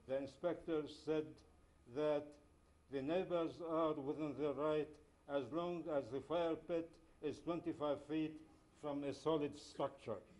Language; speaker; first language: English; non-native, fluent; Arabic